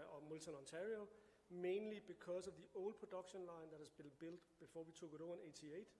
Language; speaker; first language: English; non-native, fluent; Danish